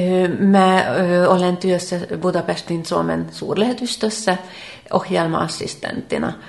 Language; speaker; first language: Finnish; non-native, fluent; Hungarian